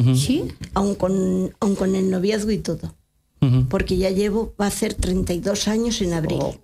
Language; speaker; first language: Spanish; native; Spanish